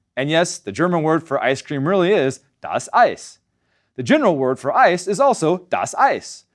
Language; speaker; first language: English; native; English